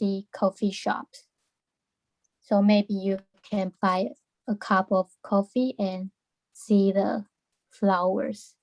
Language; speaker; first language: English; non-native, learner; Chinese